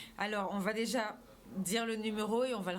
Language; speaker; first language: French; native; French